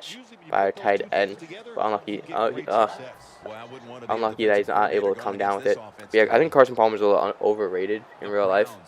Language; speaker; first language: English; native; English